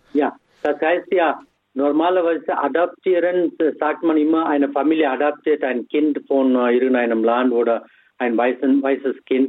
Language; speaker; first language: German; non-native, fluent; Tamil